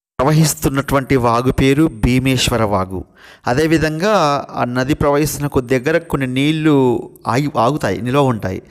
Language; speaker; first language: Telugu; native; Telugu